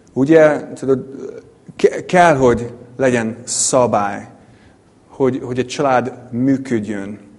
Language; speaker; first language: Hungarian; non-native, fluent; English